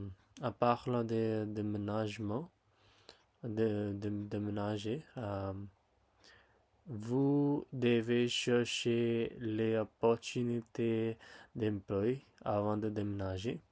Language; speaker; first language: French; non-native, learner; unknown